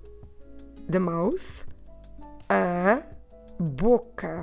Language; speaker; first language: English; non-native, fluent; Portuguese